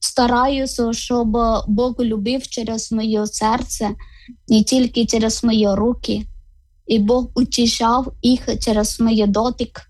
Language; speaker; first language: Ukrainian; non-native, learner; Malayalam